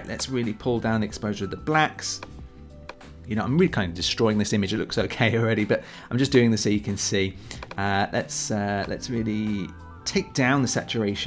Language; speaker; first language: English; native; English